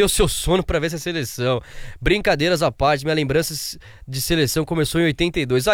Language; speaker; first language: Portuguese; native; Portuguese